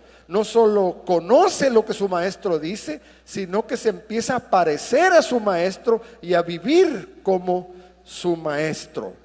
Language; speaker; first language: Spanish; native; Spanish